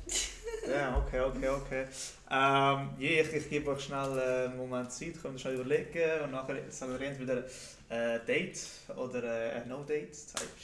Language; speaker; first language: German; native; German